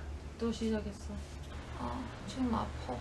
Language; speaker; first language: Korean; non-native, fluent; German